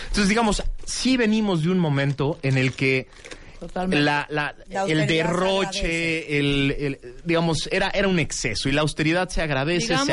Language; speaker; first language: Spanish; native; Spanish